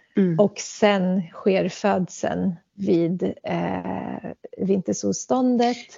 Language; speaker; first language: Swedish; early bilingual, other home language; Central Kurdish